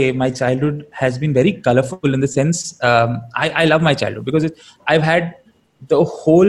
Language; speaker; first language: English; non-native, local second language; Malayalam